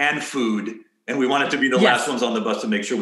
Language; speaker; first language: English; early bilingual, other home language; Spanish